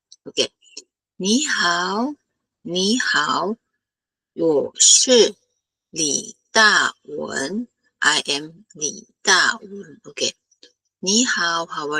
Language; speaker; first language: Chinese; non-native, fluent; Filipino